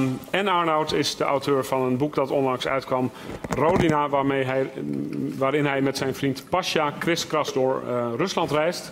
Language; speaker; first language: Dutch; native; Dutch